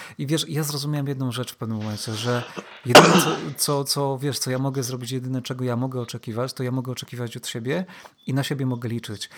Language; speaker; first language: Polish; native; Polish